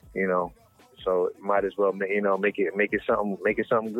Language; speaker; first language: English; native; English